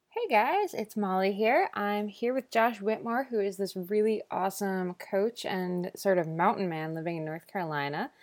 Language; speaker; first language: English; native; English